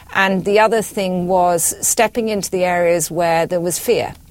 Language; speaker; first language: English; native; English